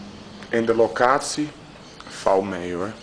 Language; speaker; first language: Dutch; non-native, fluent; Portuguese